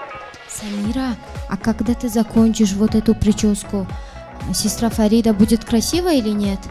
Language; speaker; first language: Russian; non-native, local second language; Tajik